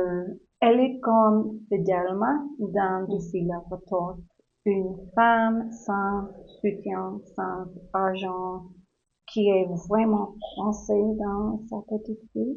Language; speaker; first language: French; non-native, learner; English